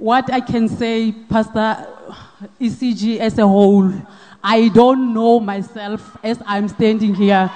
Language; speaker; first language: English; non-native, local second language; Northern Sotho